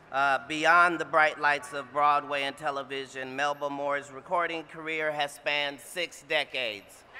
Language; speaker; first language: English; native; English